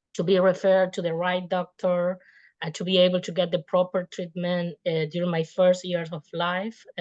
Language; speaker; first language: English; non-native, fluent; Spanish